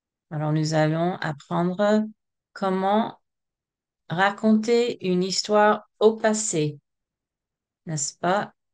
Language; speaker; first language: French; non-native, fluent; English